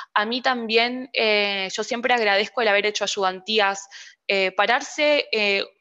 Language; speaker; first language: Spanish; native; Spanish